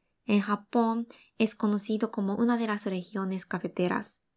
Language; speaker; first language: Spanish; non-native, fluent; Japanese